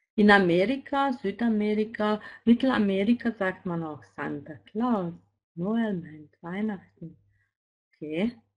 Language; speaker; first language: German; non-native, fluent; Hungarian